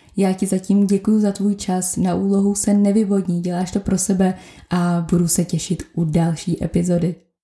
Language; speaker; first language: Czech; native; Czech